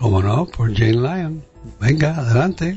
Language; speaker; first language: Spanish; native; Spanish